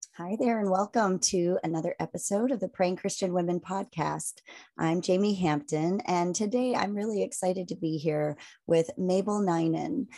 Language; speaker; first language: English; native; English